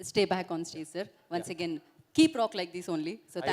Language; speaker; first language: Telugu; native; Telugu